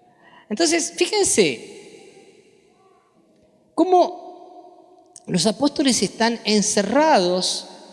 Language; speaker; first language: Spanish; native; Spanish